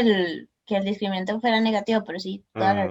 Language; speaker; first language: Spanish; native; Spanish